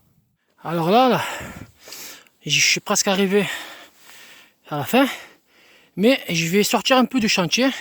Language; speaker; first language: French; native; French